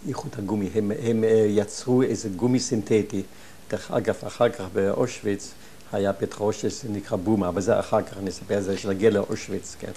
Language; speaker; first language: Hebrew; non-native, fluent; German